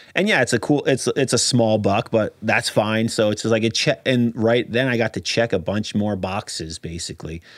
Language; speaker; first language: English; native; English